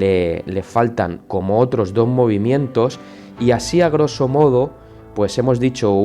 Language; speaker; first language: Spanish; native; Spanish